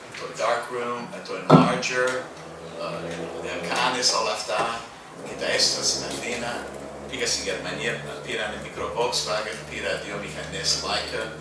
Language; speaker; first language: Greek; early bilingual, heritage; Greek